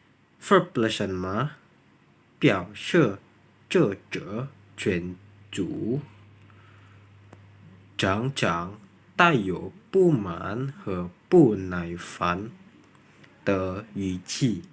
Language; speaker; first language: Chinese; non-native, learner; Indonesian